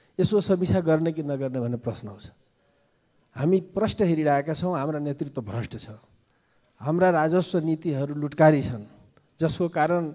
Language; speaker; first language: Nepali; non-native, local second language; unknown